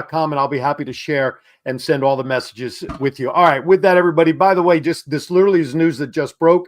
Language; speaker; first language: English; native; English